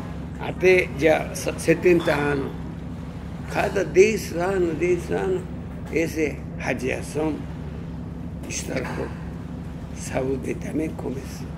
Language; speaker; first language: Portuguese; non-native, learner; Japanese